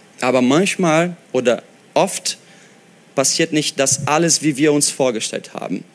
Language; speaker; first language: German; non-native, fluent; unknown